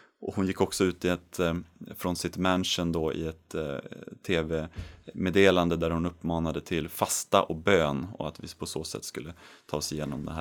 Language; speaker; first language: Swedish; native; Swedish